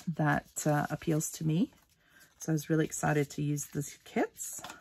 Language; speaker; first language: English; native; English